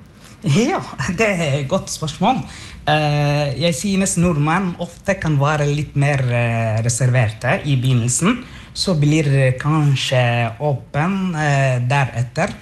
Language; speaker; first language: Norwegian; non-native, fluent; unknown